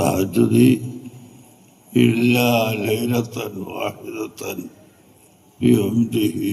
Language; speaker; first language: Arabic; non-native, fluent; Malayalam